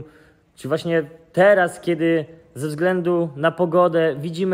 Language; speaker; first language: Polish; native; Polish